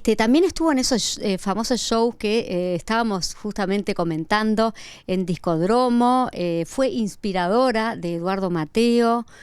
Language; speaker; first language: Spanish; native; Spanish